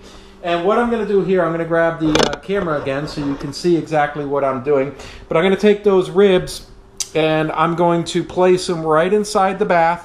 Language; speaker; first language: English; native; English